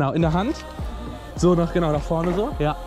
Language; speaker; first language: German; native; German